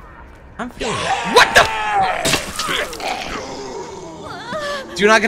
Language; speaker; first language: English; native; English